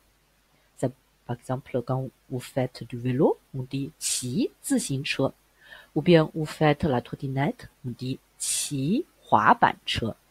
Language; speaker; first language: French; non-native, fluent; Chinese